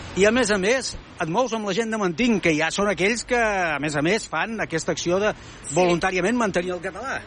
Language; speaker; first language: Catalan; native; Catalan